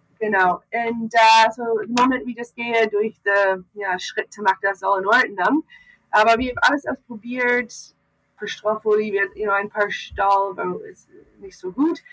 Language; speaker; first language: German; non-native, learner; English